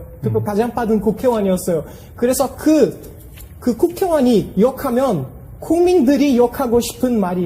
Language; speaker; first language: Korean; non-native, fluent; Portuguese